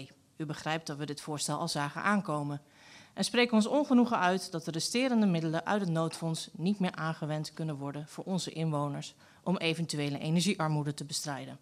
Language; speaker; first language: Dutch; native; Dutch